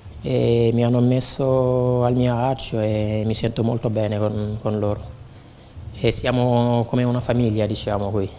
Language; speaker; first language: Italian; non-native, fluent; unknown